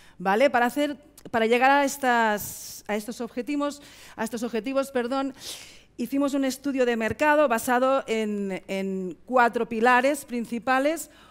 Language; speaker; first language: Spanish; native; Spanish